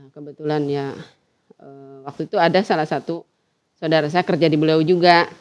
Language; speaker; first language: Indonesian; non-native, local second language; Sundanese